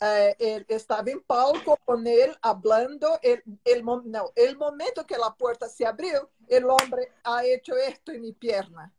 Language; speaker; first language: Spanish; non-native, learner; Portuguese